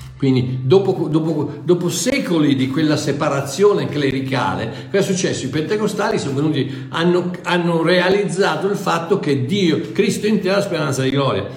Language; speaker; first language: Italian; non-native, fluent; English